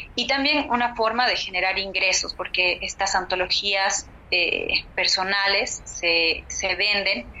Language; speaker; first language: Spanish; native; Spanish